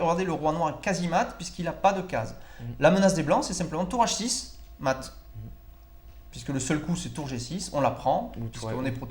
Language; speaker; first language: French; native; French